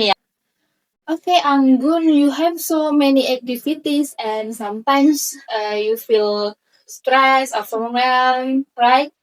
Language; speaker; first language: English; non-native, learner; Indonesian